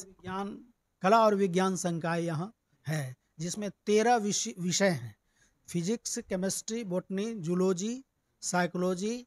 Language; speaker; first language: Hindi; native; Hindi